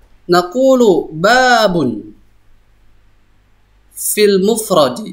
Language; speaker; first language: Arabic; non-native, fluent; Indonesian